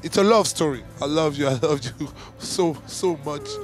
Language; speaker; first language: English; non-native, learner; French